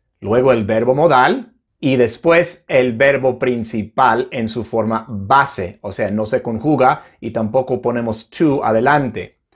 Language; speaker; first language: Spanish; non-native, fluent; English